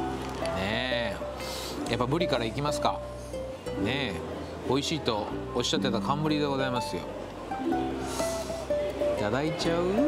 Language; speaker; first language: Japanese; native; Japanese